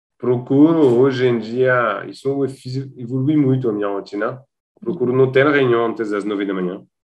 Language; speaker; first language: Portuguese; non-native, fluent; French